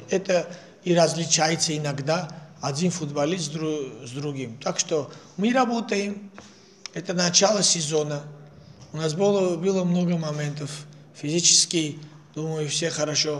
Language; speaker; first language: Russian; non-native, fluent; Georgian